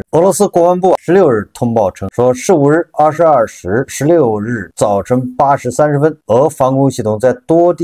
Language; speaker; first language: Chinese; native; Chinese